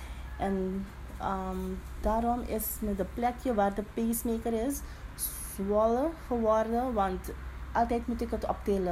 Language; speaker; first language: Dutch; non-native, local second language; Papiamento